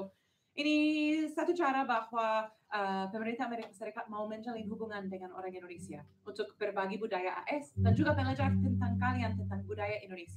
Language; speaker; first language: Indonesian; non-native, learner; English